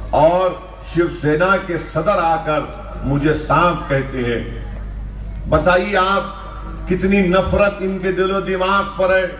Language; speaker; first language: Urdu; native; Urdu